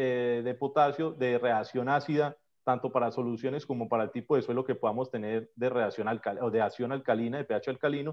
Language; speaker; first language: Spanish; native; Spanish